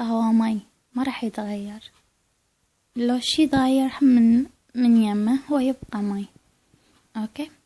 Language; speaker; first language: Arabic; native; Arabic